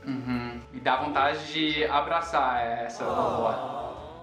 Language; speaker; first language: Portuguese; non-native, fluent; English